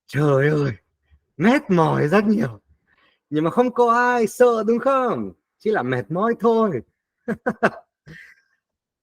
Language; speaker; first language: Vietnamese; non-native, fluent; Spanish